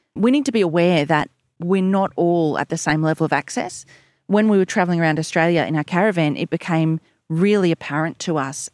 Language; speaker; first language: English; native; English